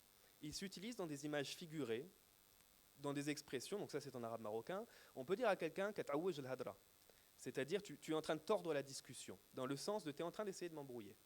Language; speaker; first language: French; native; French